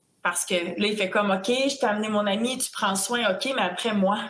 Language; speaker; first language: French; native; French